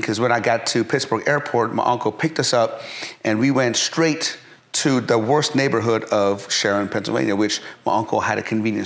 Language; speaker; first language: English; early bilingual, other home language; Persian